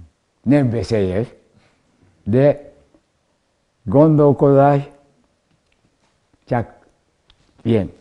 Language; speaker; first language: Hungarian; non-native, learner; Japanese